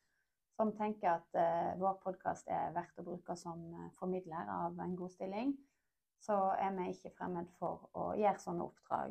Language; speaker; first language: Norwegian; native; Norwegian